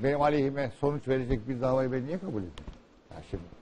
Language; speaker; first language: Turkish; native; Turkish